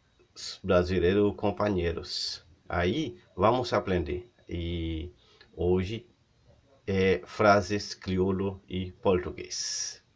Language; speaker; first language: Portuguese; non-native, learner; Haitian Creole